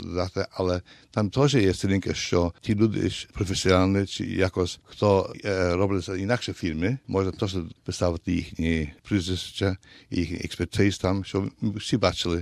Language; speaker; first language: Ukrainian; early bilingual, heritage; Ukrainian